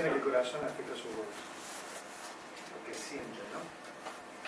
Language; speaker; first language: Spanish; native; Spanish